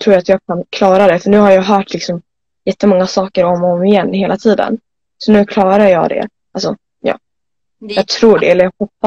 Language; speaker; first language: Swedish; native; Swedish